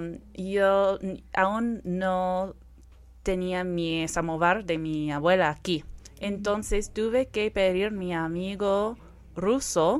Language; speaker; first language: Spanish; non-native, fluent; English